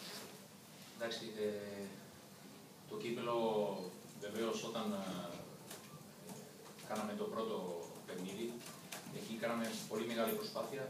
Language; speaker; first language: Greek; non-native, learner; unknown